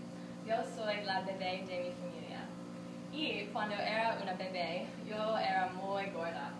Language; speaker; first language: Spanish; non-native, learner; English